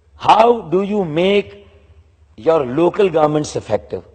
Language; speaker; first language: English; non-native, local second language; Urdu